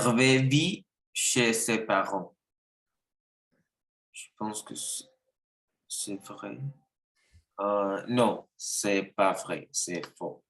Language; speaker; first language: French; non-native, learner; Spanish